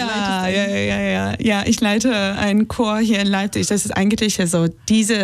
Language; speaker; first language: German; non-native, fluent; Hebrew